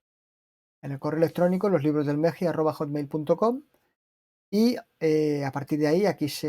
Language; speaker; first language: Spanish; native; Spanish